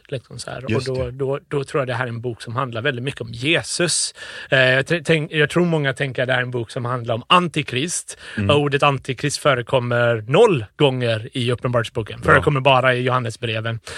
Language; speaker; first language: Swedish; native; Swedish